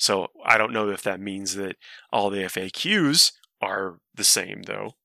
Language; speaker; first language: English; native; English